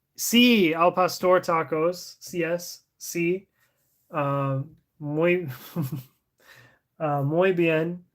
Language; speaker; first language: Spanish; non-native, learner; English